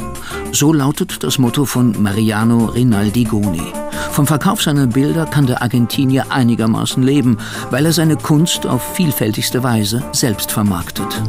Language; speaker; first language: German; native; German